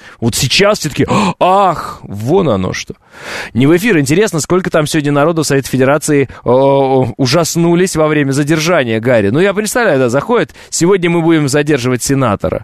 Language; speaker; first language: Russian; native; Russian